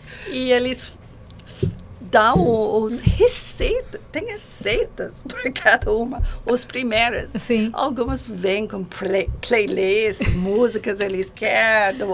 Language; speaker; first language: Portuguese; non-native, learner; English